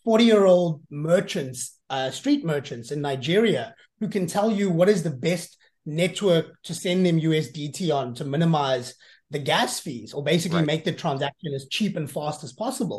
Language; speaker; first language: English; native; English